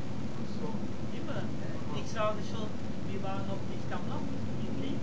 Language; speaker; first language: German; non-native, learner; Dutch